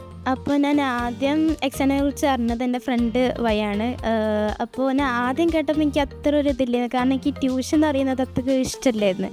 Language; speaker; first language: Malayalam; early bilingual, heritage; Malayalam